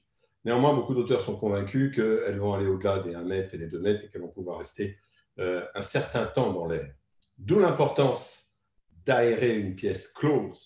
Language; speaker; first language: French; native; French